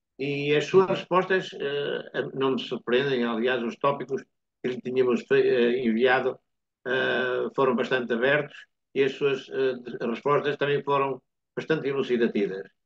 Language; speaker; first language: Portuguese; native; Portuguese